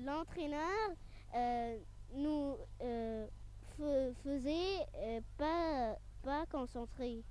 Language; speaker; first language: French; non-native, fluent; Arabic